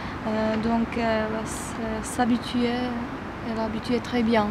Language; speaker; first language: French; non-native, fluent; Czech